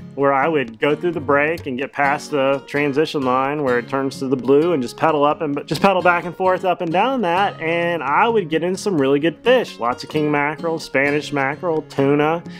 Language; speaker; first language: English; native; English